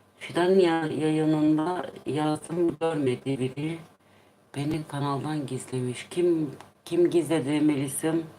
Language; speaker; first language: Turkish; non-native, local second language; Kurdish